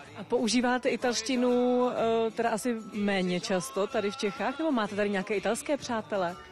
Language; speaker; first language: Czech; native; Czech